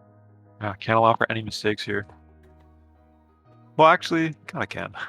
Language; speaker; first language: English; native; English